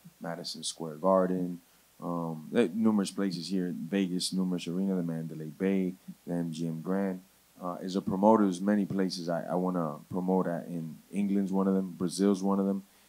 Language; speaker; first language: English; early bilingual, other home language; Spanish